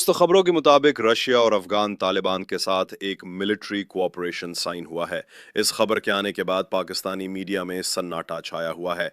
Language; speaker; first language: Hindi; native; Hindi